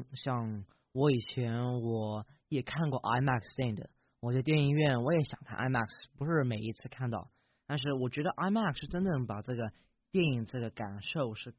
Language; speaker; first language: Chinese; early bilingual, heritage; English